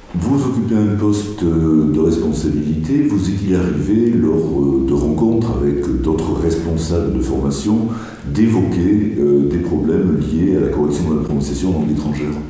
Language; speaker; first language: French; native; French